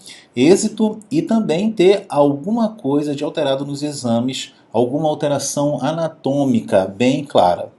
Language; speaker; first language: Portuguese; native; Portuguese